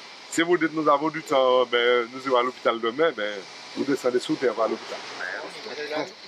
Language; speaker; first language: French; native; French